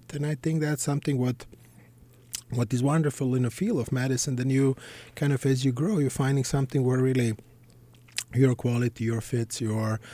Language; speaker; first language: English; non-native, fluent; Serbian